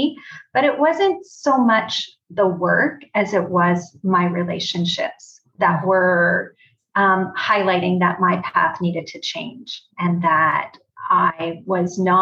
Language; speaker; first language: English; native; English